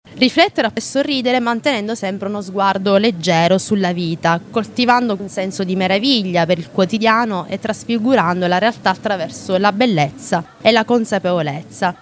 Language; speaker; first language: Italian; native; Italian